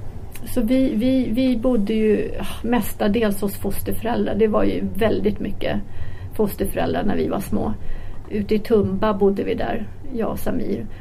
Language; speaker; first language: Swedish; early bilingual, other home language; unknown